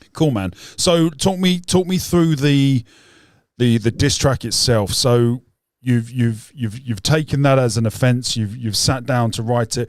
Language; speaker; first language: English; native; English